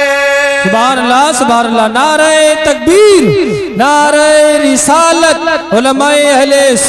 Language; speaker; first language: Urdu; native; Urdu